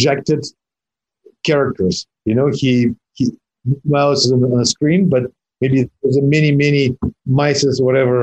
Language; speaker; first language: English; non-native, fluent; Russian